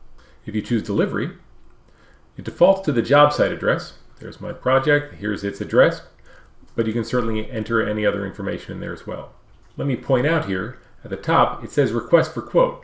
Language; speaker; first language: English; native; English